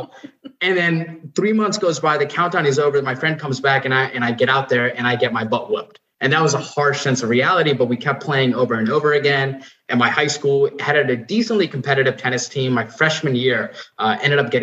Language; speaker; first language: English; non-native, local second language; Nepali